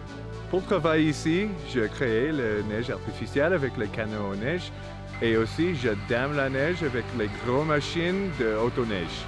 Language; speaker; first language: French; non-native, local second language; English